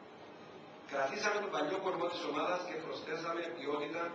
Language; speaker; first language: Greek; native; Greek